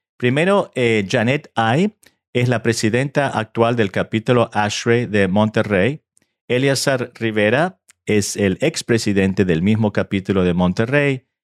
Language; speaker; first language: Spanish; early bilingual, heritage; Spanish